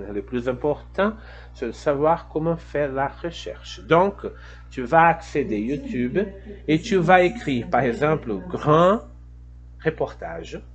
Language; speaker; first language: French; non-native, fluent; Portuguese